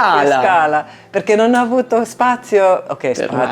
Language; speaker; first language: Italian; non-native, learner; Finnish